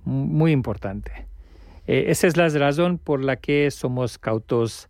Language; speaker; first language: Spanish; non-native, learner; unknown